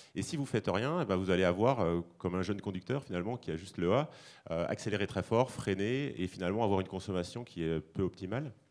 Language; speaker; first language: French; native; French